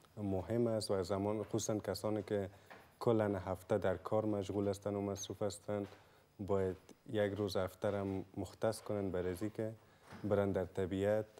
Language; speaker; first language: Persian; native; Persian